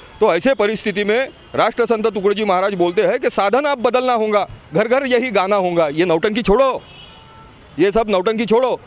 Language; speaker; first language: Hindi; non-native, local second language; Marathi